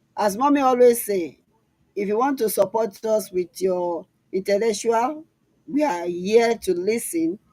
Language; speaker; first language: English; non-native, local second language; Yoruba